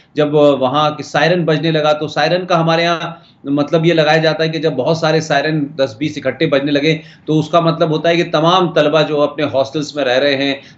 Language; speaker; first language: Hindi; native; Hindi